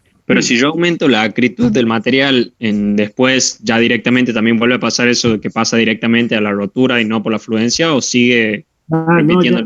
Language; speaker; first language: Spanish; native; Spanish